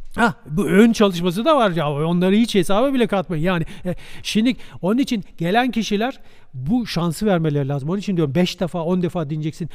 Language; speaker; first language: Turkish; native; Turkish